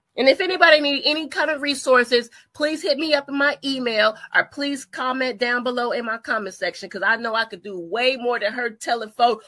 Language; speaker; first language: English; native; English